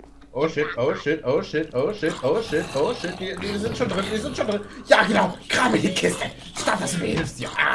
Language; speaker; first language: German; native; German